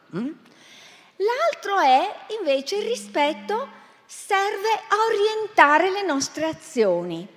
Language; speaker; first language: Italian; native; Italian